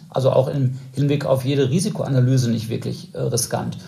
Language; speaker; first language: German; native; German